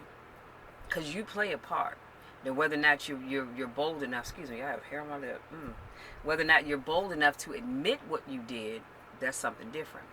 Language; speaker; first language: English; native; English